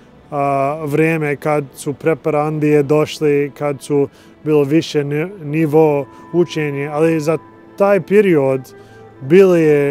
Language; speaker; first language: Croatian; non-native, learner; English